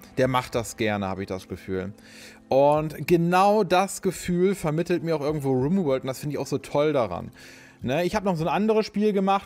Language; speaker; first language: German; native; German